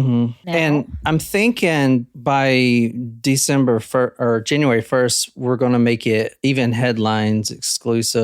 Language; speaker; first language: English; native; English